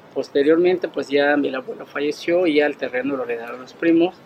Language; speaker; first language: Spanish; native; Spanish